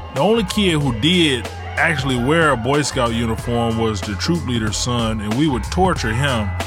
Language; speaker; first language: English; native; English